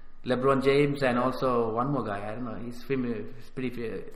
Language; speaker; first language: English; early bilingual, other home language; Tamil